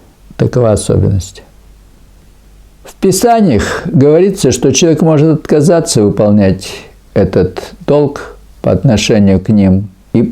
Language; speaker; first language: Russian; native; Russian